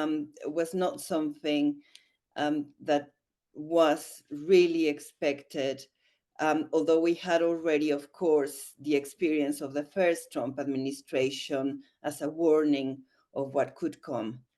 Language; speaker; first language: English; non-native, fluent; Spanish